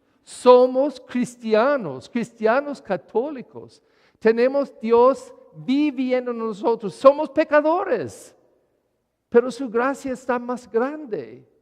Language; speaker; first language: Spanish; non-native, learner; English